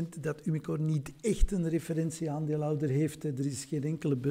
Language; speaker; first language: Dutch; native; Dutch